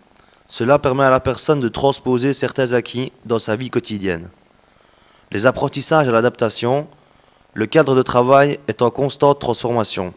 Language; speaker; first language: French; native; French